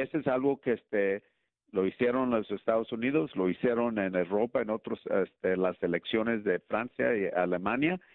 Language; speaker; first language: Spanish; early bilingual, heritage; Spanish